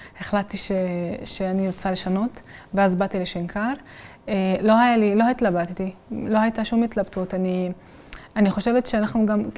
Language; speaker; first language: Hebrew; non-native, local second language; Arabic